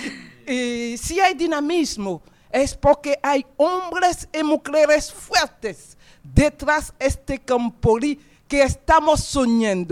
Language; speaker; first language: Spanish; non-native, fluent; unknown